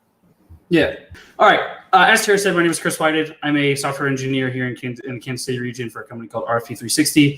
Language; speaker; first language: English; native; English